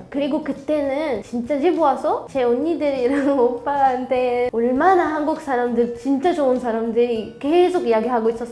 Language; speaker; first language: Korean; non-native, fluent; Arabic